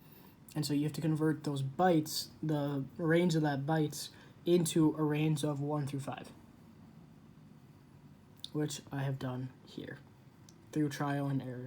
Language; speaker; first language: English; native; English